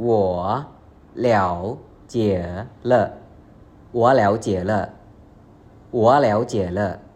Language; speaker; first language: Chinese; non-native, learner; Khmer